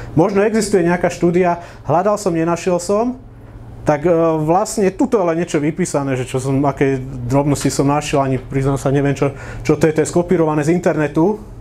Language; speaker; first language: Slovak; native; Slovak